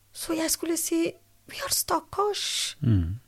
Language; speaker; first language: Norwegian; non-native, learner; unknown